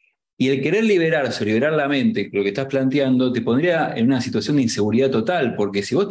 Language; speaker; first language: Spanish; native; Spanish